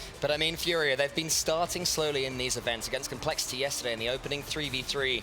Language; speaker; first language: English; native; English